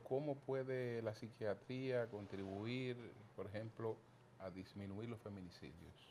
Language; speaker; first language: Spanish; native; Spanish